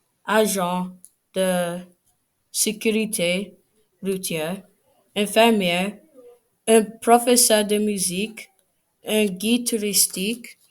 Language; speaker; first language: French; non-native, learner; English